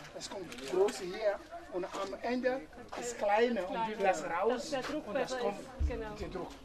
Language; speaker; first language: German; non-native, learner; Ewe